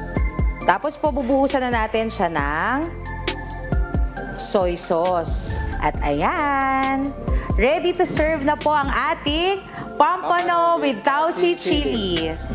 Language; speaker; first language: Filipino; native; Filipino